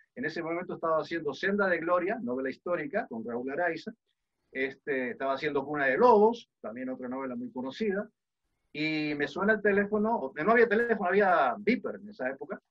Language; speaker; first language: Spanish; early bilingual, other home language; Dutch